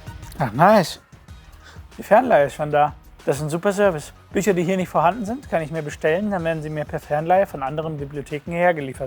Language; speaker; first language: German; native; German